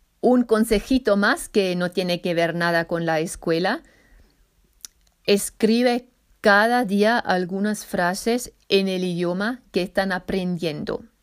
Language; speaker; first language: Spanish; non-native, fluent; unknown